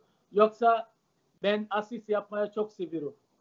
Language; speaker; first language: Turkish; non-native, learner; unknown